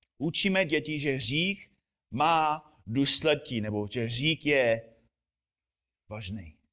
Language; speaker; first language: Czech; non-native, fluent; English